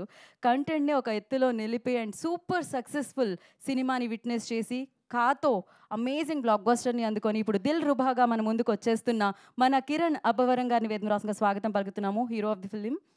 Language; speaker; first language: Telugu; native; Telugu